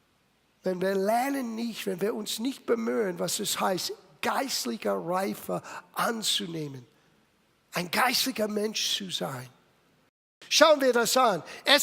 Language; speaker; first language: German; non-native, fluent; English